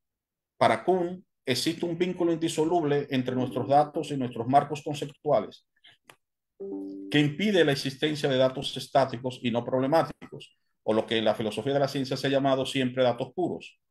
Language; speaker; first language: Spanish; native; Spanish